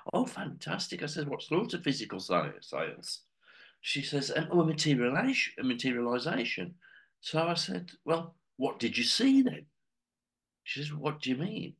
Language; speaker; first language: English; native; English